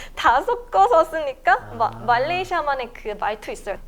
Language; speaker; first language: Korean; non-native, fluent; Malay